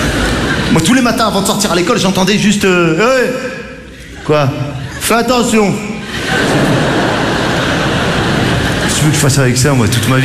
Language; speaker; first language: French; native; French